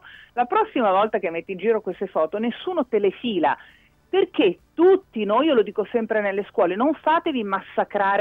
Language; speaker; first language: Italian; native; Italian